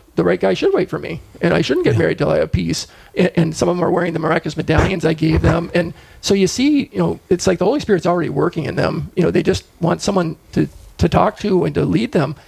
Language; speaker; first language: English; native; English